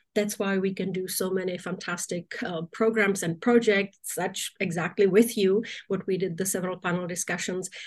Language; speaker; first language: English; non-native, fluent; Czech